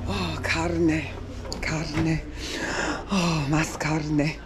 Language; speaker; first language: Spanish; non-native, learner; English